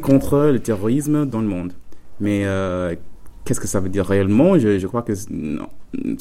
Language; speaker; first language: French; non-native, fluent; English